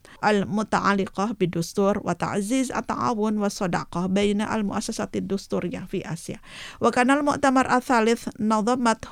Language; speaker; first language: Arabic; non-native, fluent; Indonesian